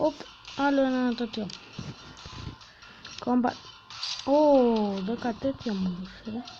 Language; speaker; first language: Greek; native; Greek